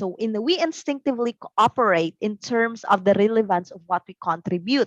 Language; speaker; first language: English; non-native, local second language; Cebuano